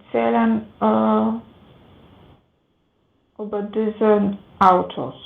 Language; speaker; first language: German; non-native, learner; Macedonian